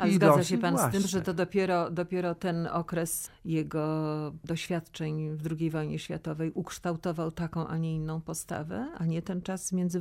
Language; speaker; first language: Polish; native; Polish